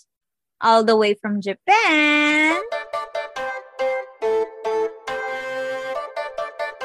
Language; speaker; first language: English; non-native, local second language; Filipino